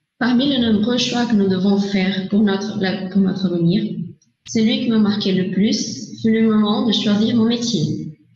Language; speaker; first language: French; non-native, learner; Portuguese